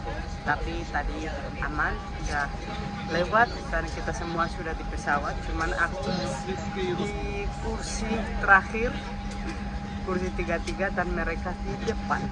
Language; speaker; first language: Indonesian; non-native, fluent; Spanish